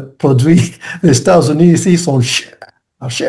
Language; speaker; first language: French; non-native, learner; English